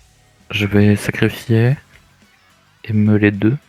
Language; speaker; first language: French; native; French